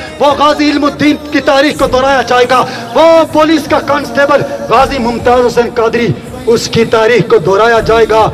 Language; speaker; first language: Urdu; non-native, local second language; Punjabi